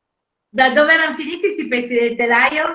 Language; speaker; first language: Italian; native; Italian